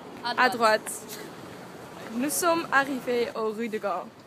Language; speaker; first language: French; non-native, learner; Dutch